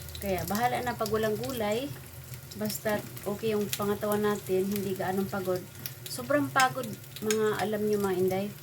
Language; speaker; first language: Filipino; non-native, local second language; Cebuano